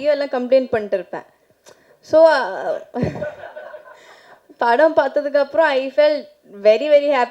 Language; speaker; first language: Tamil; non-native, fluent; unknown